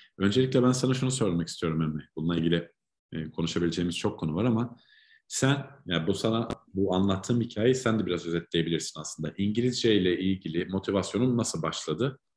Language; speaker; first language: Turkish; native; Turkish